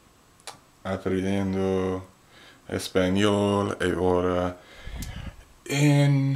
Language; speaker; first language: Spanish; non-native, learner; English